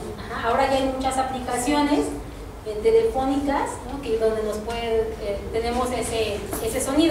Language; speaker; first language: Spanish; native; Spanish